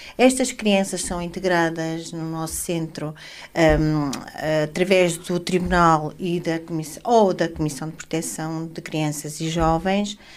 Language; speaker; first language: Portuguese; native; Portuguese